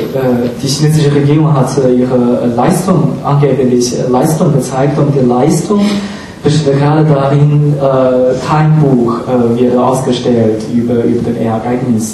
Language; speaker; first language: German; non-native, fluent; Chinese